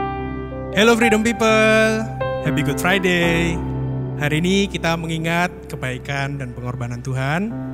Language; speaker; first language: Indonesian; native; Indonesian